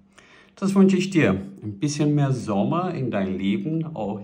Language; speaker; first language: German; non-native, fluent; Portuguese